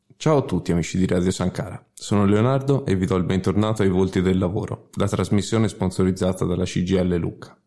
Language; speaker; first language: Italian; native; Italian